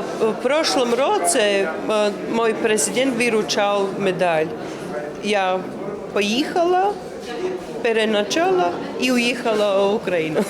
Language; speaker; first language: Ukrainian; non-native, learner; Latvian